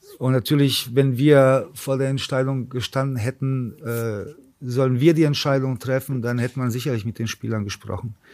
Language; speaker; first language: German; early bilingual, other home language; Serbian